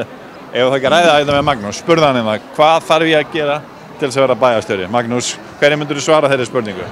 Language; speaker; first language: Icelandic; native; Icelandic